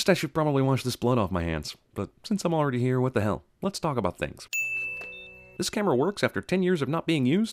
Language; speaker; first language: English; native; English